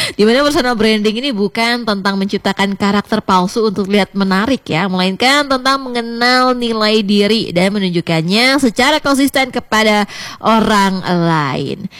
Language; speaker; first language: Indonesian; native; Indonesian